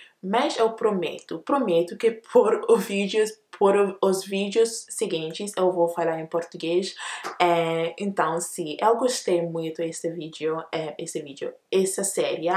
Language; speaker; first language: Portuguese; non-native, learner; Akan